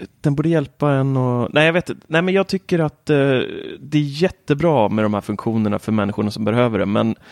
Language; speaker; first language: Swedish; native; Swedish